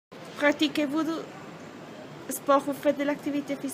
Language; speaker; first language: French; non-native, learner; Spanish